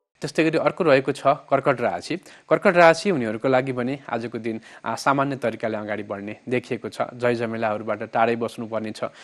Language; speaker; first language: Nepali; native; Nepali